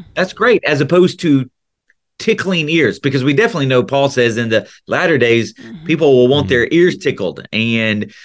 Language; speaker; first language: English; native; English